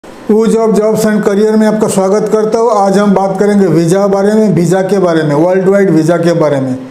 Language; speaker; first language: Hindi; non-native, local second language; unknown